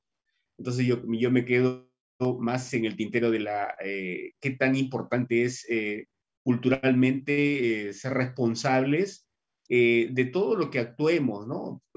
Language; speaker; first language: Spanish; native; Spanish